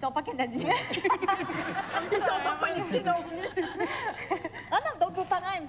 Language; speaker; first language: French; native; French